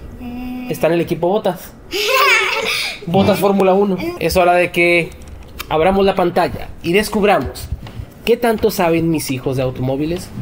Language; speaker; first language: Spanish; native; Spanish